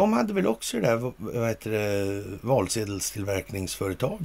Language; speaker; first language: Swedish; native; Swedish